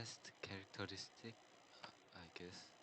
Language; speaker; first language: English; non-native, learner; Korean